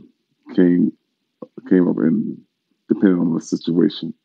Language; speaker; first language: English; native; English